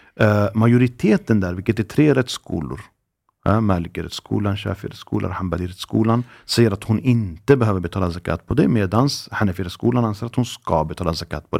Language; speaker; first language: Swedish; early bilingual, other home language; Arabic